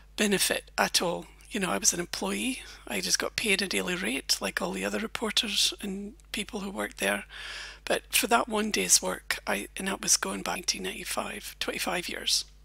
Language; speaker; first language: English; native; English